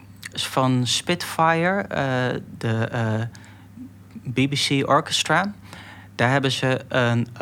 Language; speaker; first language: Dutch; native; Dutch